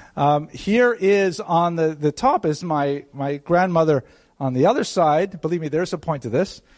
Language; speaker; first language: English; native; English